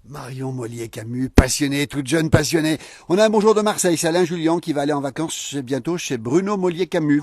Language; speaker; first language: French; native; French